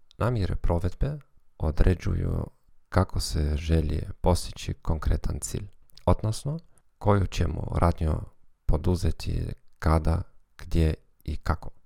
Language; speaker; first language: Croatian; non-native, fluent; German